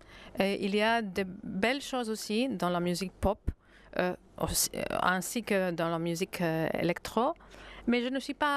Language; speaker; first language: French; non-native, fluent; Greek